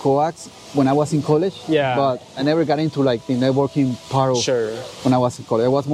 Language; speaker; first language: English; non-native, fluent; Spanish